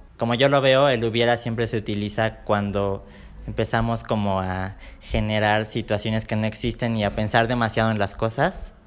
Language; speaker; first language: Spanish; native; Spanish